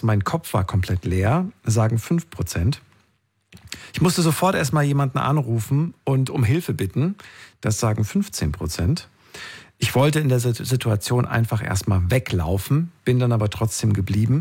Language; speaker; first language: German; native; German